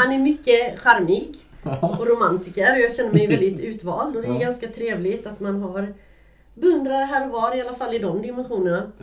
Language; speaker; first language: Swedish; native; Swedish